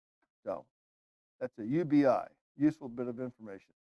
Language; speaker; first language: English; native; English